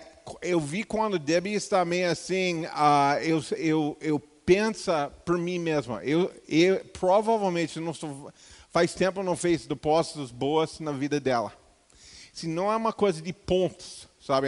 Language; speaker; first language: Portuguese; non-native, fluent; English